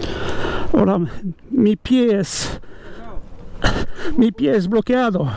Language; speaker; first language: Spanish; non-native, learner; French